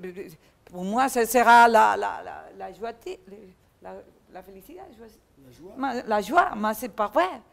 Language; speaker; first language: French; non-native, learner; Catalan